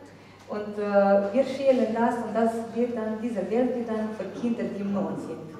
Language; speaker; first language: German; non-native, fluent; Slovenian